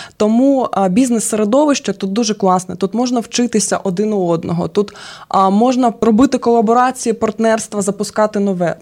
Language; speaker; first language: Ukrainian; native; Ukrainian